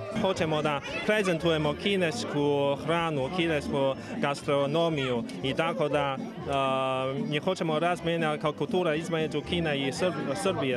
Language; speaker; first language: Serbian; non-native, learner; Chinese